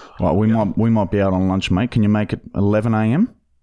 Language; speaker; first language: English; early bilingual, other home language; German